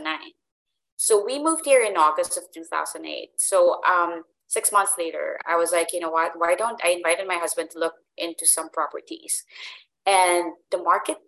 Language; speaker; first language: English; non-native, local second language; Filipino